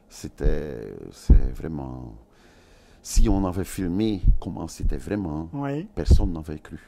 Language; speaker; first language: French; non-native, local second language; Dutch